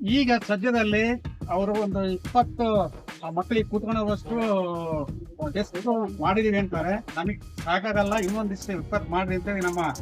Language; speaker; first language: Kannada; native; Kannada